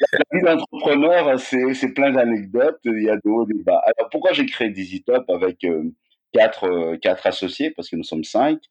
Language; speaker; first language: French; non-native, local second language; Malagasy